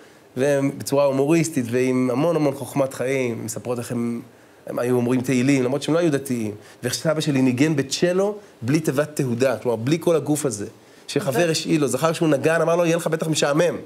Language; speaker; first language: Hebrew; native; Hebrew